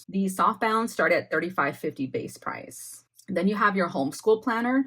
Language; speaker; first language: English; native; English